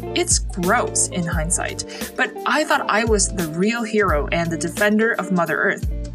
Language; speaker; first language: English; early bilingual, other home language; Chinese